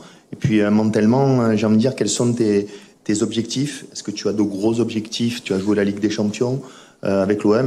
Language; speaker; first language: French; native; French